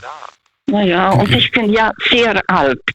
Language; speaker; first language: German; non-native, fluent; Russian